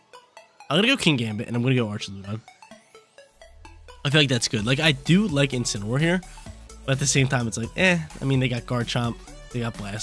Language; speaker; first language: English; native; English